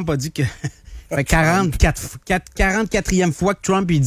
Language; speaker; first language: French; native; French